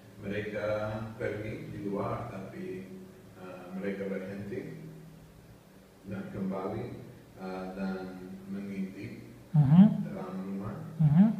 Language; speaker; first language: Indonesian; non-native, learner; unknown